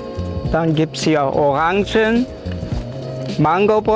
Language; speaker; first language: German; early bilingual, other home language; Turkish